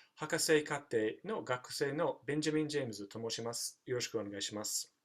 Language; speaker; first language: Japanese; non-native, fluent; English